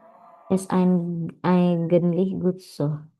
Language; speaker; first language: German; non-native, learner; Indonesian